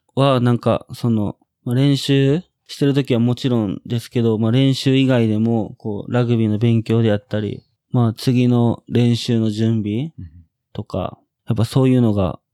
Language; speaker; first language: Japanese; native; Japanese